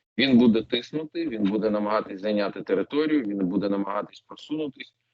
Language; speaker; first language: Ukrainian; non-native, local second language; Russian